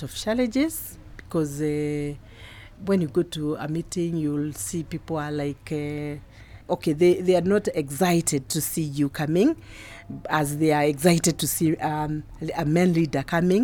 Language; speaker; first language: English; non-native, local second language; Kikuyu